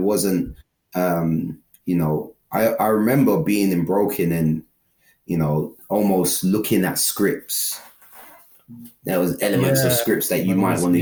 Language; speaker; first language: English; native; English